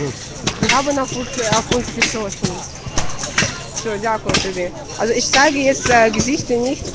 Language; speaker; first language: German; non-native, fluent; Ukrainian